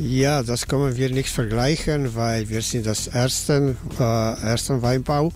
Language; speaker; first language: German; non-native, learner; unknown